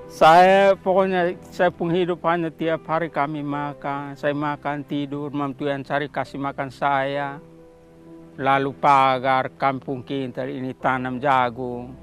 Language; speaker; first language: Indonesian; non-native, local second language; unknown